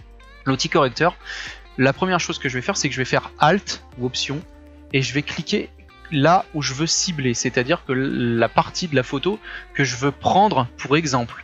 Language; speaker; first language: French; native; French